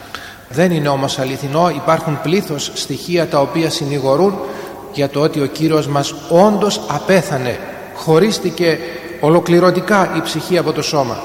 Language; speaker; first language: Greek; native; Greek